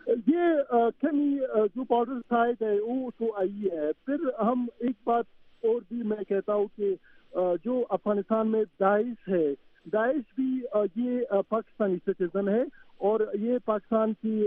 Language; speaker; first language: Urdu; non-native, fluent; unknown